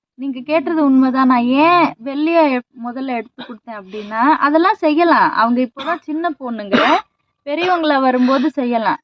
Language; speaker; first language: Tamil; native; Tamil